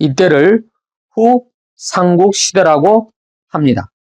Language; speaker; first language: Korean; native; Korean